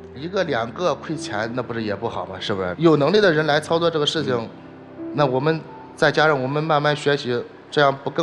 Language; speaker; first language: Chinese; native; Chinese